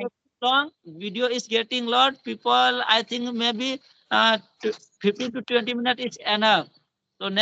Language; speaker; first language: English; non-native, learner; Hindi